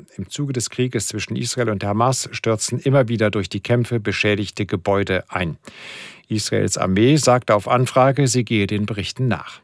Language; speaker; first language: German; native; German